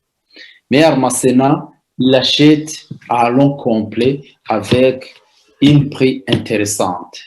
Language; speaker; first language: French; non-native, local second language; Rundi